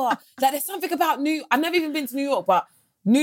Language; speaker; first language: English; native; English